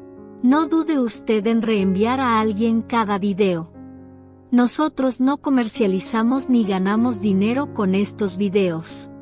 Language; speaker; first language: Spanish; native; Spanish